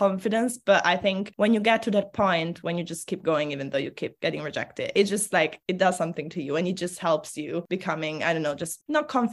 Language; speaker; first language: English; non-native, fluent; Italian